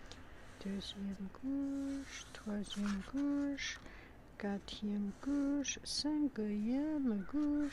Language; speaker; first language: French; non-native, fluent; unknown